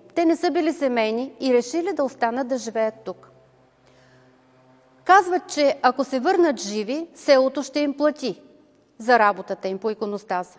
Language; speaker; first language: Bulgarian; native; Bulgarian